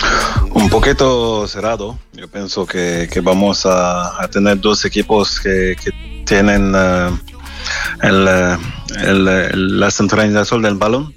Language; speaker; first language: Spanish; non-native, fluent; French